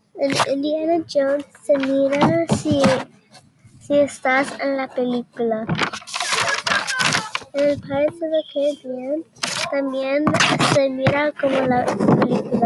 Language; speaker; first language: Spanish; early bilingual, heritage; Spanish